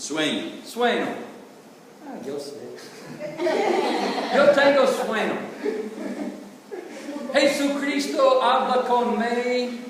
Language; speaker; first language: Spanish; non-native, learner; English